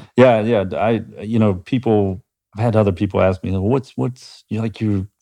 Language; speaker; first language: English; native; English